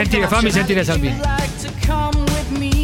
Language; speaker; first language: Italian; native; Italian